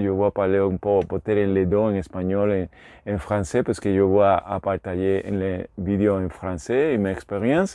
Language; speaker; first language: French; non-native, learner; Spanish